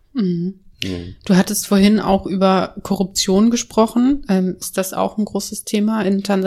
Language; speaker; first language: German; native; German